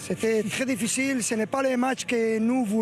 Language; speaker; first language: French; non-native, learner; Spanish